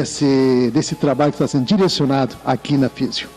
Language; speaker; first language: Portuguese; native; Portuguese